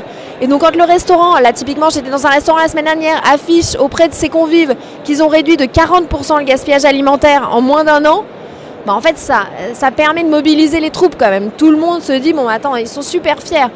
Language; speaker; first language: French; native; French